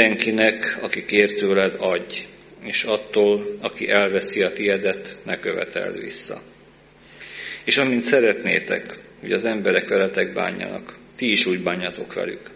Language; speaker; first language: Hungarian; native; Hungarian